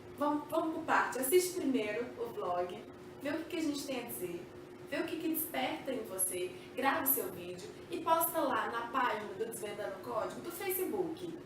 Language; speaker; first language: Portuguese; native; Portuguese